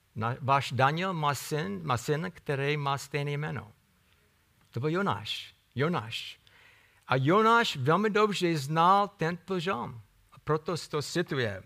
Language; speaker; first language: Czech; non-native, fluent; English